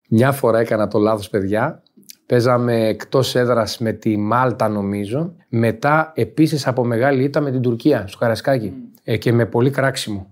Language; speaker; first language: Greek; native; Greek